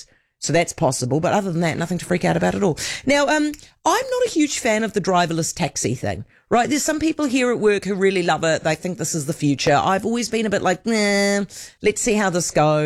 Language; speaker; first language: English; native; English